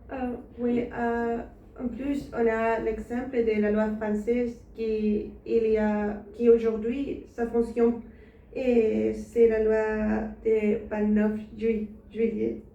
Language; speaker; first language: French; non-native, learner; Spanish